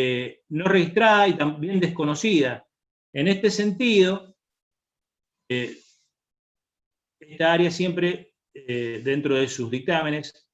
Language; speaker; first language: Spanish; native; Spanish